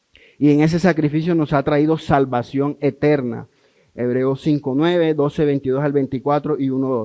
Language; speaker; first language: Spanish; native; Spanish